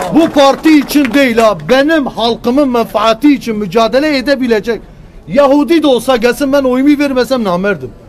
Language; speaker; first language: Turkish; non-native, local second language; Kurdish